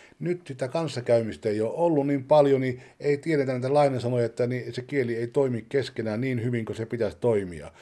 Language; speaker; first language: Finnish; native; Finnish